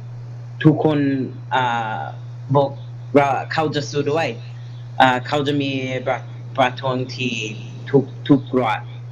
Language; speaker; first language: Thai; non-native, learner; English